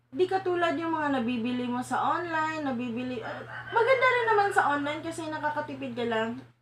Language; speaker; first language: Filipino; non-native, local second language; Cebuano